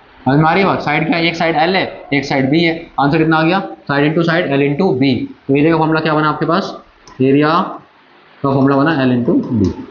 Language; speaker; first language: Hindi; native; Hindi